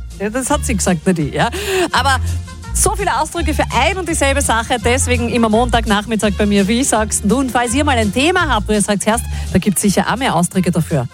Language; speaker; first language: German; native; German